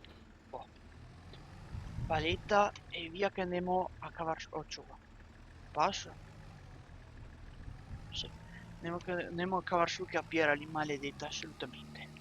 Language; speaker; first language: Italian; native; Italian